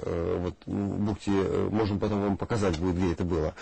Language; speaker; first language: Russian; native; Russian